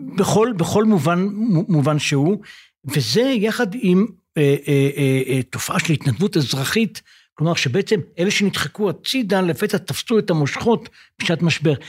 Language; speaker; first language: Hebrew; native; Hebrew